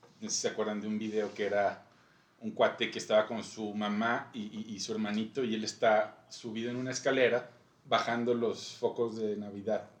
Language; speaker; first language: Spanish; native; Spanish